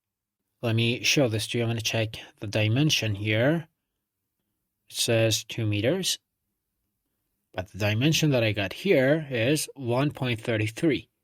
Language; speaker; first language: English; non-native, fluent; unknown